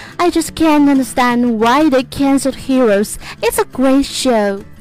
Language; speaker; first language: English; non-native, fluent; Chinese